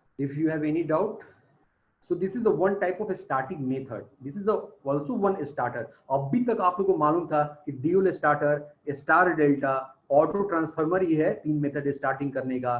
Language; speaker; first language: Hindi; native; Hindi